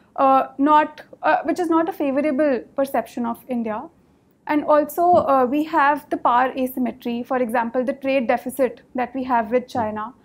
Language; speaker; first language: English; non-native, local second language; Hindi